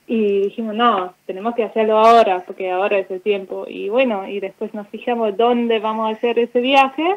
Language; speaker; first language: Spanish; non-native, fluent; German